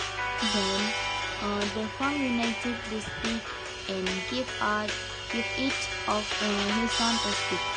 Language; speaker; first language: English; non-native, learner; Indonesian